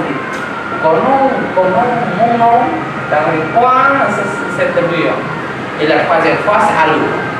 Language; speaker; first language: French; non-native, learner; Vietnamese